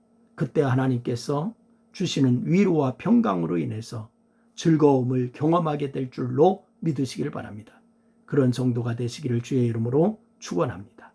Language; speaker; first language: Korean; native; Korean